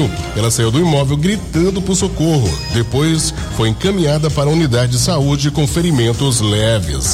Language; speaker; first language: Portuguese; native; Portuguese